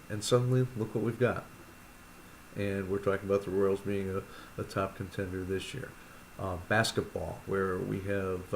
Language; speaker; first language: English; native; English